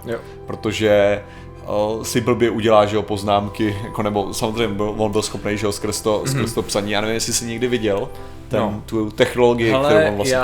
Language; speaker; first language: Czech; native; Czech